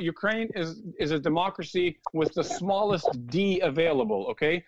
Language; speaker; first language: English; early bilingual, other home language; Ukrainian